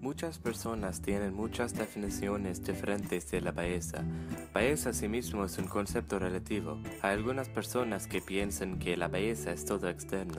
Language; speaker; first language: Spanish; non-native, learner; English